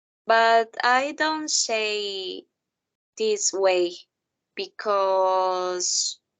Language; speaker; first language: English; non-native, learner; Spanish